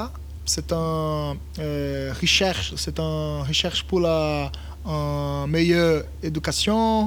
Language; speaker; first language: French; non-native, learner; Portuguese